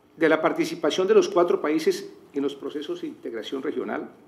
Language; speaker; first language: Spanish; native; Spanish